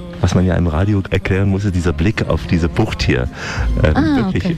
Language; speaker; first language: German; native; German